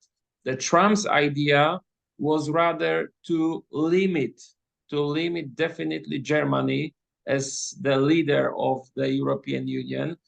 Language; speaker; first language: English; non-native, fluent; Polish